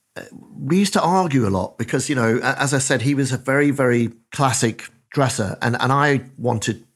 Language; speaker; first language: English; native; English